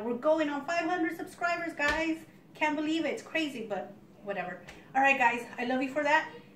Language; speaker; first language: English; early bilingual, other home language; Spanish